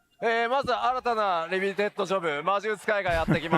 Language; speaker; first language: Japanese; native; Japanese